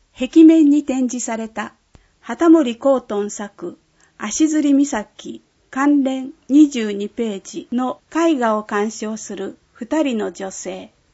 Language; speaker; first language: Japanese; native; Japanese